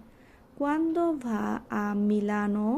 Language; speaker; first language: Italian; non-native, learner; Bangla